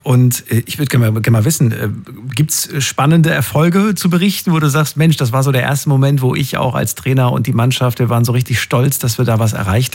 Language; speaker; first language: German; native; German